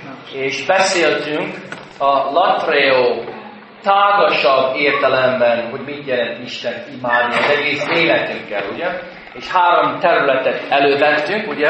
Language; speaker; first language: Hungarian; non-native, fluent; English